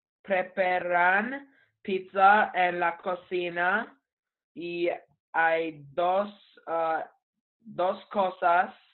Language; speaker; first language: Spanish; non-native, learner; English